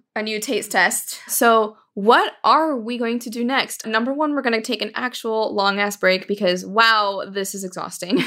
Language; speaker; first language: English; early bilingual, other home language; Spanish